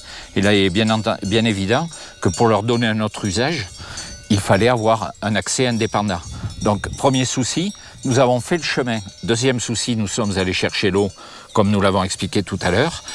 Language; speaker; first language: French; native; French